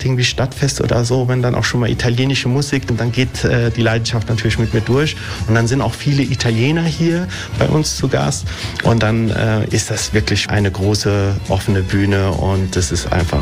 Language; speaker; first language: German; early bilingual, other home language; Italian